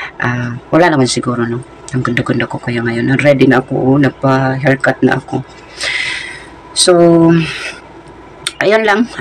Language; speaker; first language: Filipino; native; Filipino